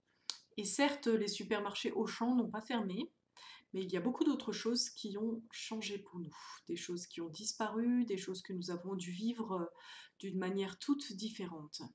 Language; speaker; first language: French; native; French